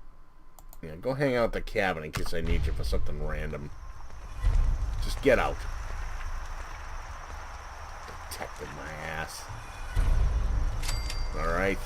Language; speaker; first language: English; native; English